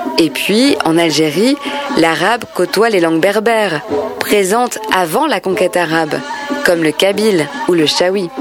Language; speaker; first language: French; native; French